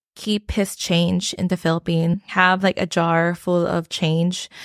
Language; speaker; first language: English; non-native, local second language; Filipino